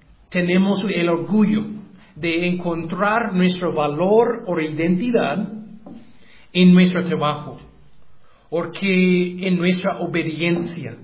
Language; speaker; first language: Spanish; non-native, learner; English